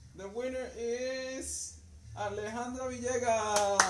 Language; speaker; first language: English; non-native, fluent; Spanish